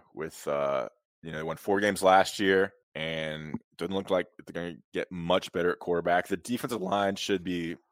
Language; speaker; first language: English; native; English